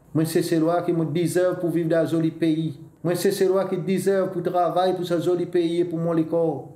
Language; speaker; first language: French; non-native, local second language; Seselwa Creole French